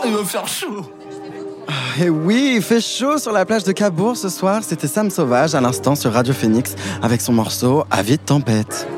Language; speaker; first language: French; native; French